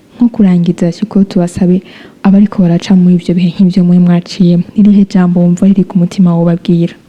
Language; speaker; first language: Rundi; native; Rundi